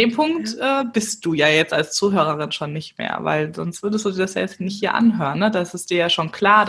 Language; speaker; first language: German; native; German